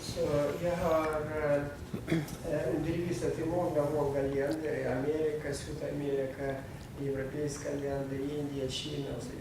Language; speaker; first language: Swedish; non-native, fluent; Russian